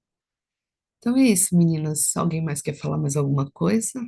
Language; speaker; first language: Portuguese; native; Portuguese